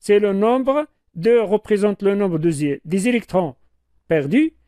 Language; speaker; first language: French; non-native, local second language; Arabic